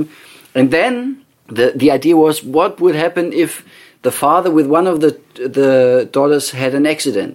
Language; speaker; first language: English; non-native, fluent; German